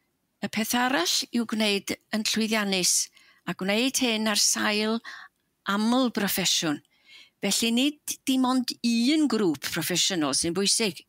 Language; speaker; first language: Welsh; native; Welsh